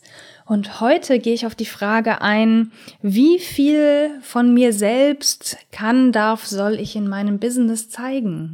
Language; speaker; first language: German; native; German